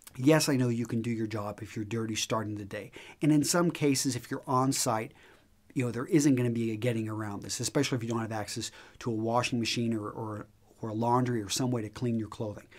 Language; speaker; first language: English; native; English